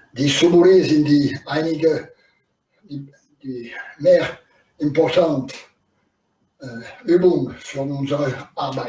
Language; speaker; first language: German; non-native, learner; French